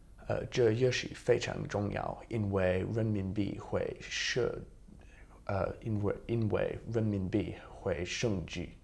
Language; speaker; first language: Chinese; non-native, learner; English